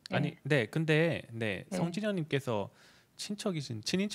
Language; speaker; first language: Korean; native; Korean